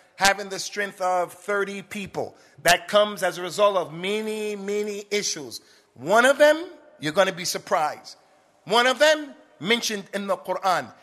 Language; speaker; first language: English; native; English